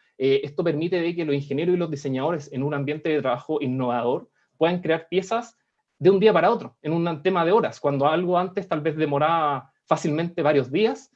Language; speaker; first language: Spanish; native; Spanish